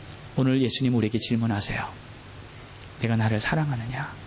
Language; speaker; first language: Korean; native; Korean